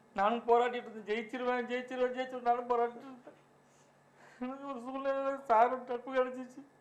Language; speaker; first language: Tamil; native; Tamil